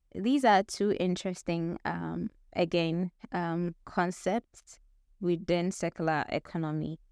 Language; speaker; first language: English; non-native, local second language; Akan